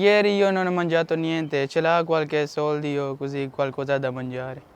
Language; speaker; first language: Italian; non-native, learner; Urdu